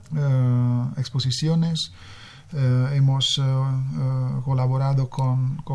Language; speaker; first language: Spanish; non-native, fluent; Hungarian